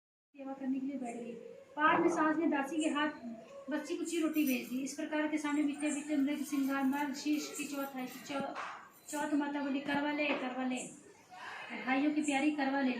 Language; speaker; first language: Hindi; native; Hindi